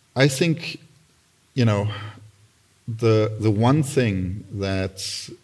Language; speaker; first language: English; non-native, fluent; German